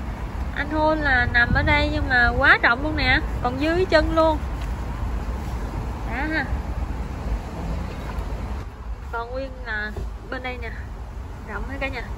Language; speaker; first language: Vietnamese; native; Vietnamese